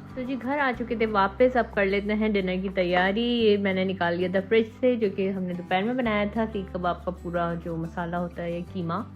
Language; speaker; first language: Urdu; native; Urdu